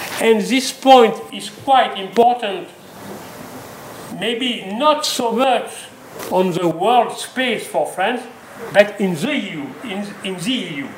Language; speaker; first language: English; non-native, fluent; French